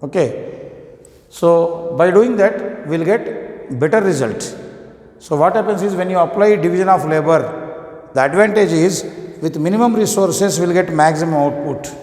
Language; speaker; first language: English; non-native, local second language; Telugu